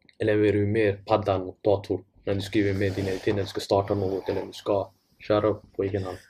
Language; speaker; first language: Swedish; non-native, fluent; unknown